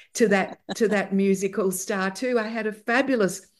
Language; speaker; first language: English; native; English